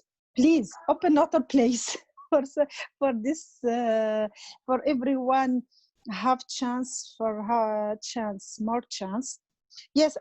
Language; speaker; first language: English; non-native, learner; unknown